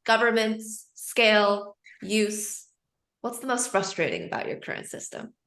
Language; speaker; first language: English; native; English